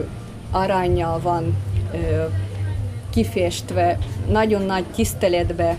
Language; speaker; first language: Hungarian; non-native, fluent; Russian